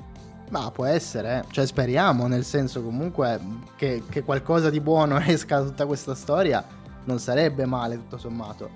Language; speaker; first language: Italian; native; Italian